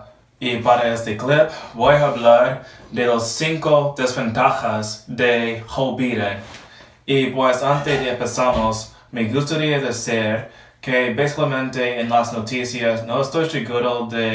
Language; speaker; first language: Spanish; non-native, learner; English